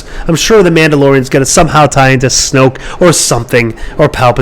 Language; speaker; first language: English; native; English